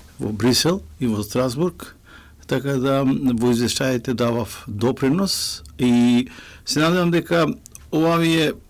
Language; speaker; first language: Macedonian; non-native, local second language; Romany